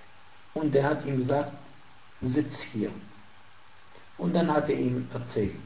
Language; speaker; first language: German; non-native, fluent; Arabic